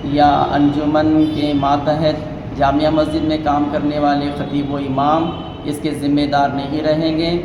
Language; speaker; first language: Urdu; native; Urdu